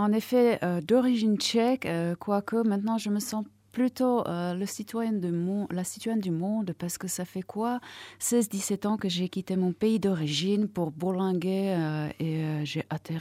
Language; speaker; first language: French; non-native, fluent; Czech